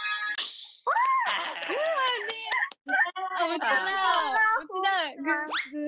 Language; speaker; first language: Chinese; non-native, learner; Japanese